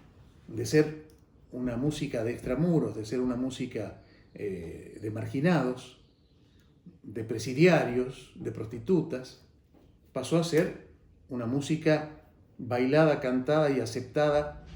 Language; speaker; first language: Spanish; native; Spanish